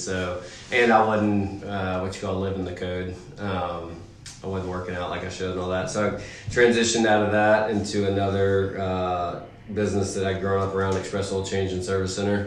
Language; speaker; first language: English; native; English